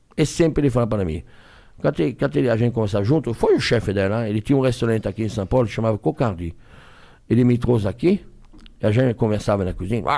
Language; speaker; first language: Portuguese; non-native, fluent; French